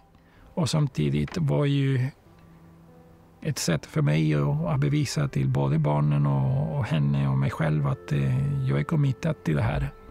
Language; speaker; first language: Swedish; non-native, fluent; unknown